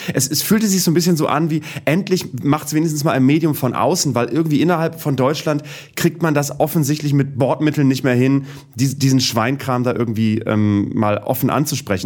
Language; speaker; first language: German; native; German